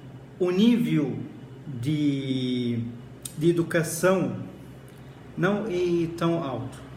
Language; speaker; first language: Portuguese; non-native, fluent; Arabic